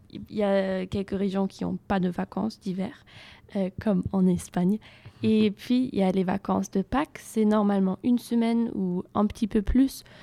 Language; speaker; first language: French; non-native, fluent; German